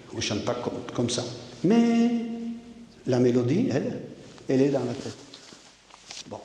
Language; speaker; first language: French; native; French